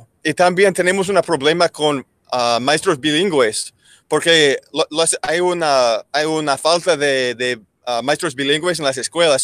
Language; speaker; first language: Spanish; non-native, learner; English